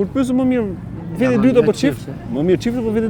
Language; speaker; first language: Albanian; native; Albanian